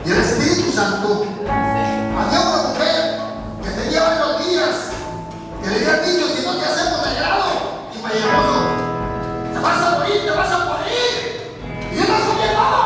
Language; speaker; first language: Spanish; native; Spanish